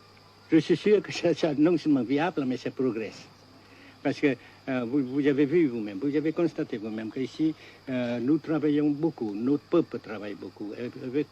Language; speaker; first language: French; non-native, fluent; Vietnamese